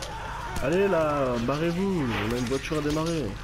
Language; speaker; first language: French; native; French